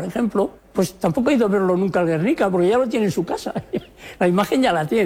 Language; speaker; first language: Spanish; native; Spanish